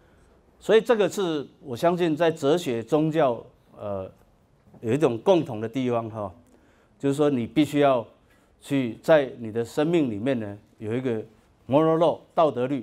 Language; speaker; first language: Chinese; native; Chinese